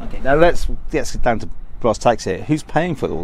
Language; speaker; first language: English; native; English